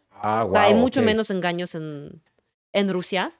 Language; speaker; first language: Spanish; non-native, fluent; Russian